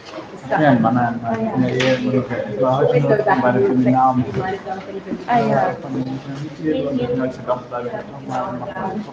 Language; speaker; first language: German; non-native, learner; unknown